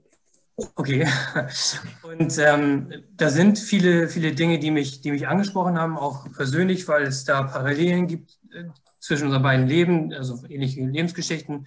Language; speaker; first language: German; native; German